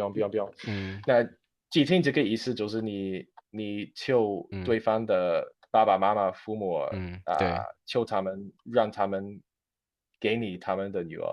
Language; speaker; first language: Chinese; non-native, fluent; English